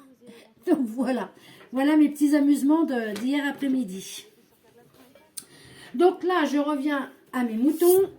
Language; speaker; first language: French; native; French